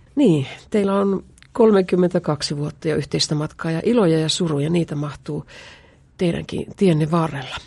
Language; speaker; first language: Finnish; native; Finnish